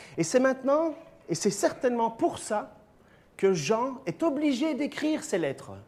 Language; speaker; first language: French; native; French